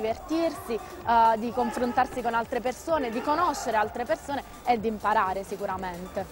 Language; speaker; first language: Italian; native; Italian